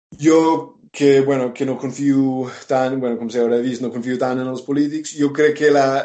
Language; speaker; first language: Catalan; non-native, fluent; English